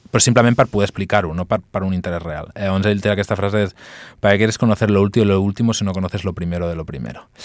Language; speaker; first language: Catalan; non-native, local second language; Spanish